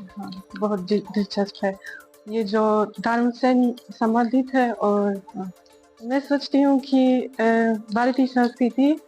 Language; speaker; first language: Hindi; non-native, learner; Polish